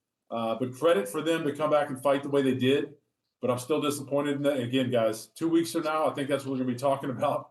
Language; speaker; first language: English; native; English